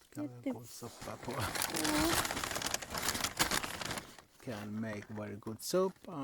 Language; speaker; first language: English; non-native, learner; Swedish